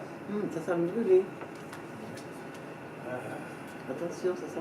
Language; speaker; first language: French; native; French